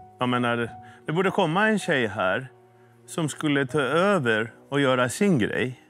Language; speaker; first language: Swedish; early bilingual, heritage; Swedish